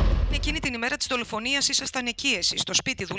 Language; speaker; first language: Greek; native; Greek